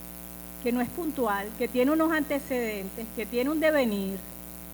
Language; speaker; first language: Spanish; native; Spanish